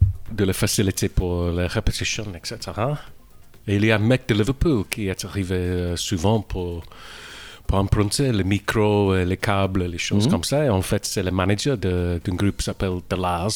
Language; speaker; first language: French; non-native, learner; English